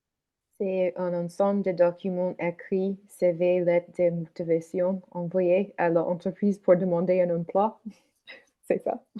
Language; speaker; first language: French; non-native, learner; English